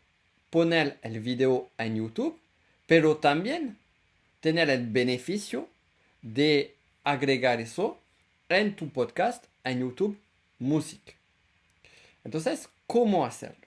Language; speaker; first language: Spanish; non-native, fluent; French